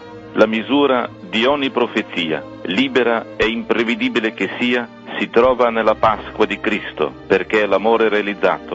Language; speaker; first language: Italian; native; Italian